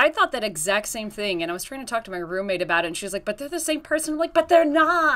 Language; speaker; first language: English; native; English